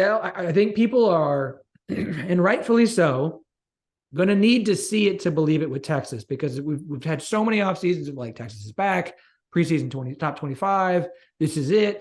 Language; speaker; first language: English; native; English